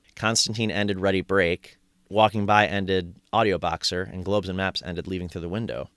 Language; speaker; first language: English; native; English